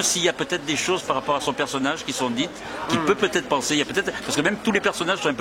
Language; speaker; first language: French; native; French